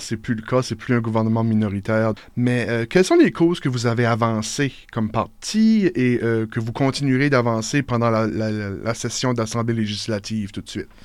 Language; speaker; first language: French; native; French